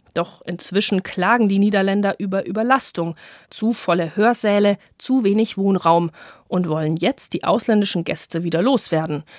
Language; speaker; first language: German; native; German